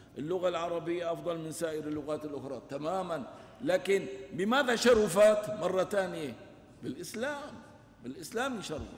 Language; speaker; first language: Arabic; non-native, local second language; Kurdish